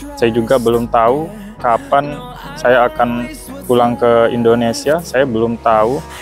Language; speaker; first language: Indonesian; native; Indonesian